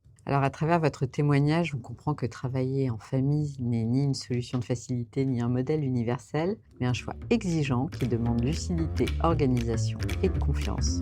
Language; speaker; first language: French; native; French